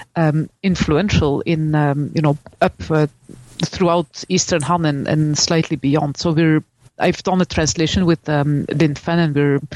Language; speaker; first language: English; non-native, fluent; Dutch